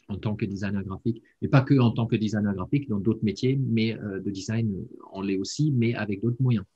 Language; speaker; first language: French; non-native, fluent; German